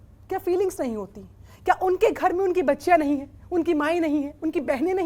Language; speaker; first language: Hindi; native; Hindi